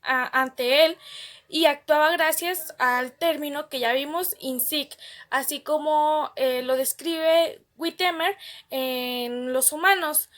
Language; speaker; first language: Spanish; native; Spanish